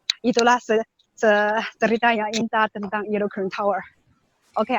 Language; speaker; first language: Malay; non-native, learner; Chinese